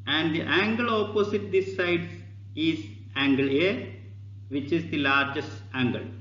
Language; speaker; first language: English; non-native, local second language; Malayalam